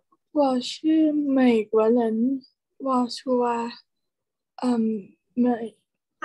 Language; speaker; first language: English; non-native, learner; Thai